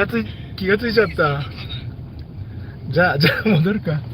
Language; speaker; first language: Japanese; native; Japanese